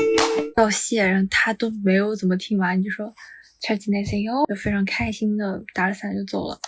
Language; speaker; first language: Chinese; native; Chinese